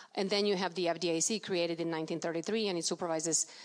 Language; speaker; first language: English; non-native, fluent; Serbian